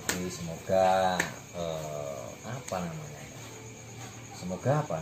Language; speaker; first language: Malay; non-native, local second language; Javanese